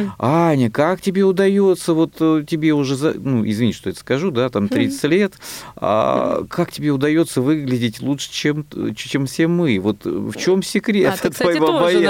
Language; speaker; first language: Russian; native; Russian